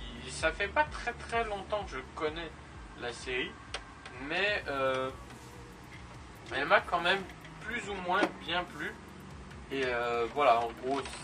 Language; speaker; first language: French; native; French